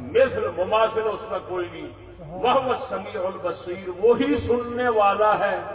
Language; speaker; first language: Urdu; non-native, local second language; Punjabi